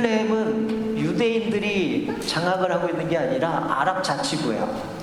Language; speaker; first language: Korean; native; Korean